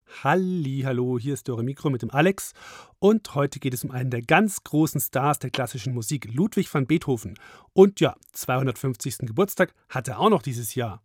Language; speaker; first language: German; native; German